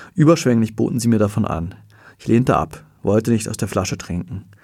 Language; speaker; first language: German; native; German